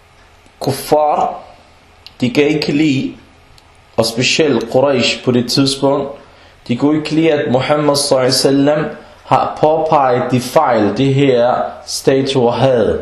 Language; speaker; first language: Danish; non-native, local second language; Arabic